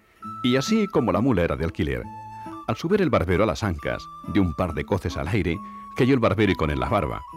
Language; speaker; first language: Spanish; native; Spanish